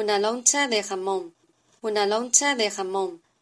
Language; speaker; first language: Spanish; non-native, fluent; Chinese